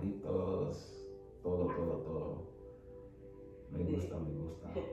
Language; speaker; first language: Spanish; non-native, learner; English